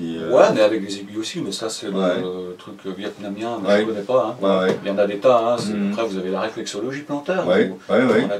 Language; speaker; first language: French; native; French